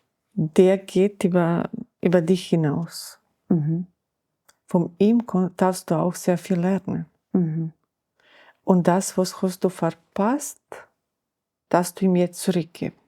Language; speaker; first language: German; non-native, learner; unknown